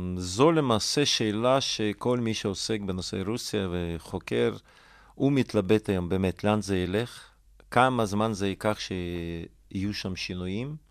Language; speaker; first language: Hebrew; non-native, fluent; Russian